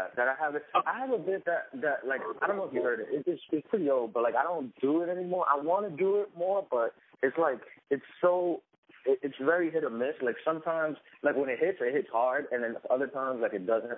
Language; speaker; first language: English; native; English